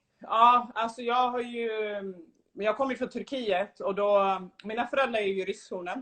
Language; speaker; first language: Swedish; early bilingual, other home language; Somali